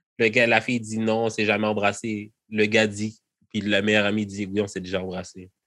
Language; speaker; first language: French; native; French